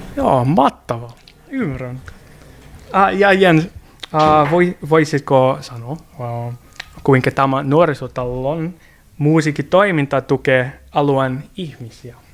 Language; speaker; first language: Finnish; non-native, learner; English